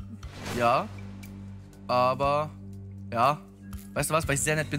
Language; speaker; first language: German; native; German